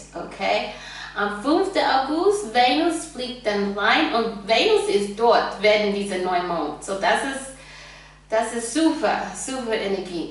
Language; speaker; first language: German; non-native, fluent; English